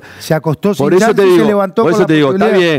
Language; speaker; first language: Spanish; native; Spanish